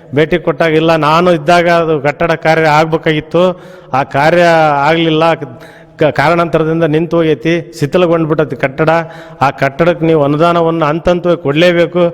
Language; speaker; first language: Kannada; native; Kannada